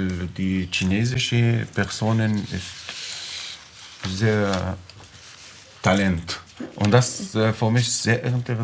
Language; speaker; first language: German; non-native, learner; Arabic